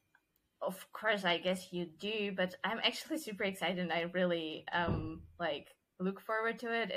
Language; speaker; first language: English; non-native, fluent; Czech